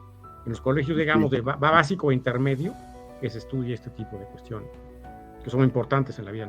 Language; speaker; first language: Spanish; native; Spanish